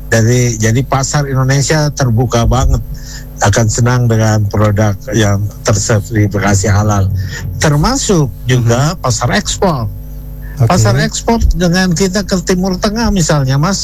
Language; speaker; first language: Indonesian; native; Indonesian